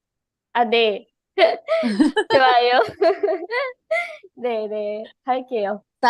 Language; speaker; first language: Korean; non-native, learner; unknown